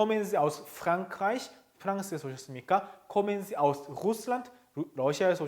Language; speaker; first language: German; non-native, fluent; Korean